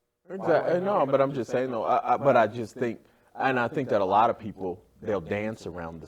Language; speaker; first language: English; native; English